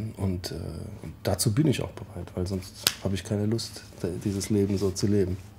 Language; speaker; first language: German; early bilingual, other home language; English